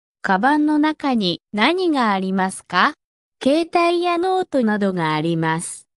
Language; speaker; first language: Japanese; non-native, fluent; Korean